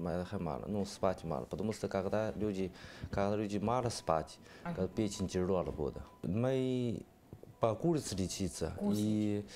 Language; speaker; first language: Russian; non-native, learner; Chinese